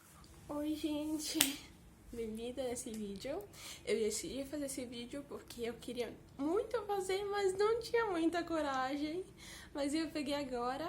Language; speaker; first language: Portuguese; early bilingual, heritage; Portuguese